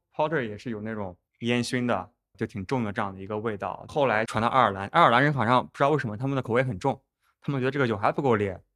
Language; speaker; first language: Chinese; native; Chinese